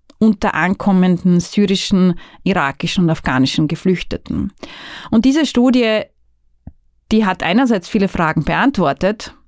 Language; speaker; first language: German; native; German